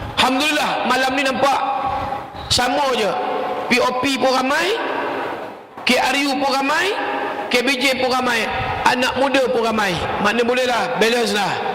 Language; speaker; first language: Malay; native; Malay